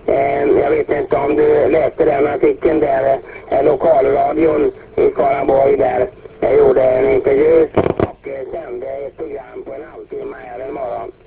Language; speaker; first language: Swedish; native; Swedish